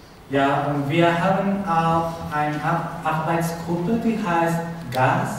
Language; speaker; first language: German; non-native, learner; Spanish